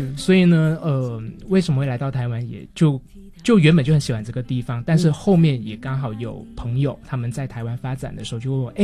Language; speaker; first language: Chinese; native; Chinese